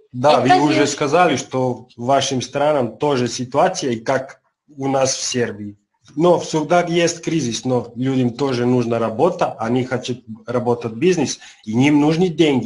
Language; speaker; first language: Russian; non-native, learner; Serbian